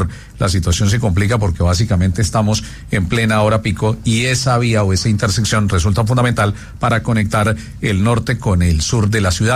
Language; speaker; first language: Spanish; native; Spanish